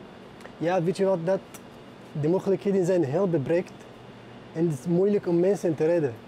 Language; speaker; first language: Dutch; non-native, fluent; Arabic